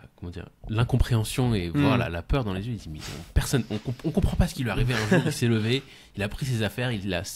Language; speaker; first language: French; native; French